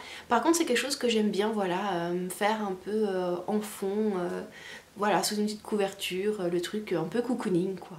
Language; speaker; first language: French; native; French